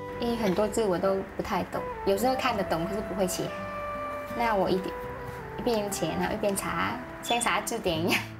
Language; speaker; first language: Chinese; non-native, fluent; Vietnamese